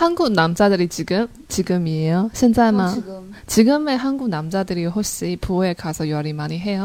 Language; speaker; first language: Korean; non-native, learner; Chinese